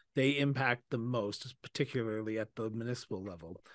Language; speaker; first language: English; native; English